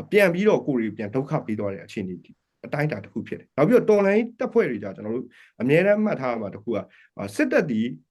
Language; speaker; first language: Burmese; native; Burmese